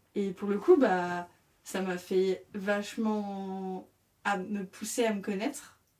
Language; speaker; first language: French; native; French